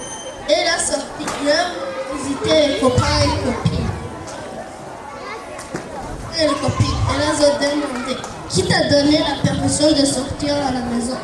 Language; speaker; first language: French; non-native, learner; Kinyarwanda